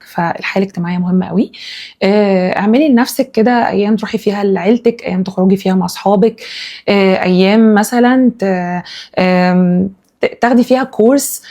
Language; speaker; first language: Arabic; native; Arabic